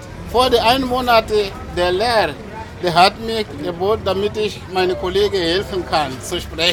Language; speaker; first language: German; non-native, learner; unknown